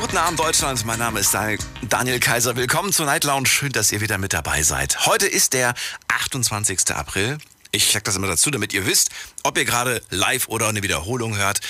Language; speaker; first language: German; native; German